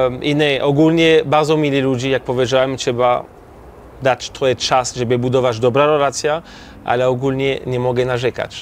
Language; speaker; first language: Polish; non-native, learner; French